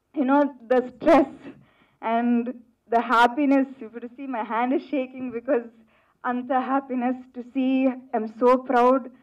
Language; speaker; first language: Telugu; non-native, fluent; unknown